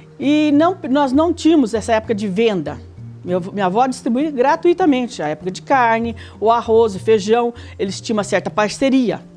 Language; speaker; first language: Portuguese; native; Portuguese